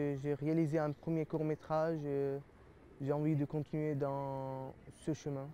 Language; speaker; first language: French; early bilingual, other home language; Arabic